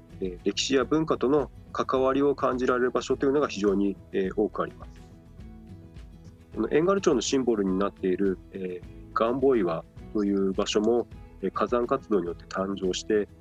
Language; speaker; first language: Japanese; native; Japanese